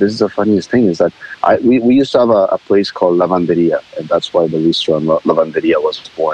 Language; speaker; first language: English; non-native, fluent; Spanish